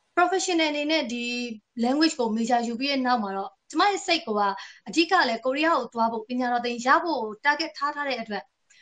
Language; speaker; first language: Burmese; native; Burmese